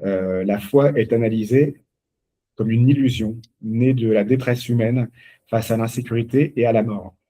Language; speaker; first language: French; native; French